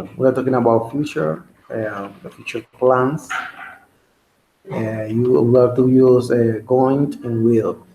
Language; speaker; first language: English; non-native, learner; Spanish